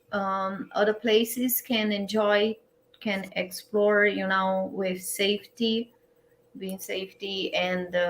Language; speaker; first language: English; non-native, learner; Portuguese